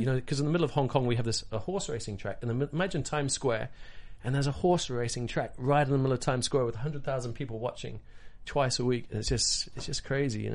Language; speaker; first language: English; native; English